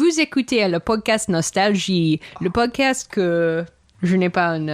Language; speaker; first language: French; non-native, learner; English